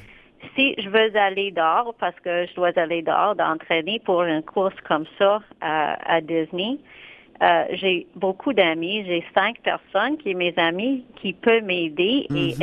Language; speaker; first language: French; non-native, local second language; English